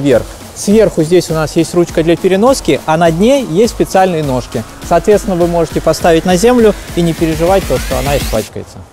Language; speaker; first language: Russian; native; Russian